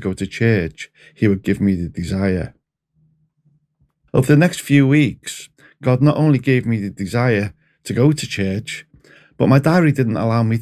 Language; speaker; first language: English; native; English